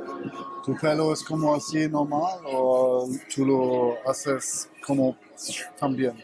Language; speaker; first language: Spanish; non-native, learner; German